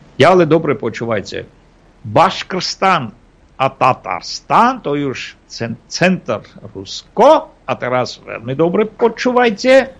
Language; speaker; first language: Ukrainian; non-native, learner; Armenian